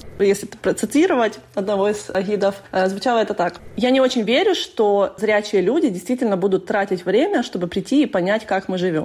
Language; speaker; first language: Russian; native; Russian